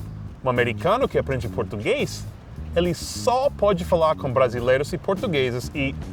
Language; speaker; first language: Portuguese; non-native, fluent; English